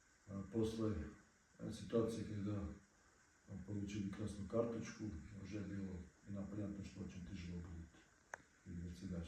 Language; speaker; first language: Russian; non-native, learner; Serbian